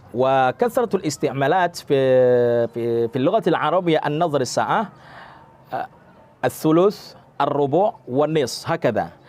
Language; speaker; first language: Arabic; non-native, fluent; Indonesian